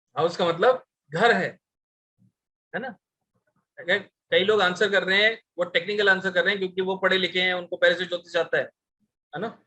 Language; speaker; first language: Hindi; non-native, local second language; Bangla